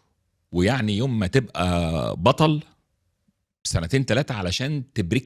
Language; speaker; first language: Arabic; native; Arabic